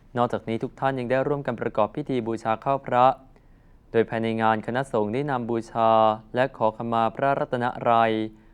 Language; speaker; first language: Thai; native; Thai